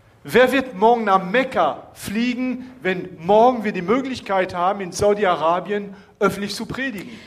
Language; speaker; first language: German; non-native, fluent; French